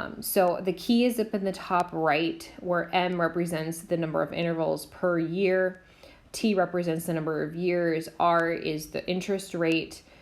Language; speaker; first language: English; native; English